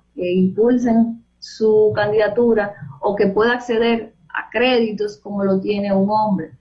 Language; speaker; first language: Spanish; native; Spanish